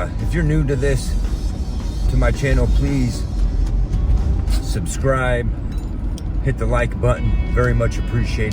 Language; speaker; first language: English; native; English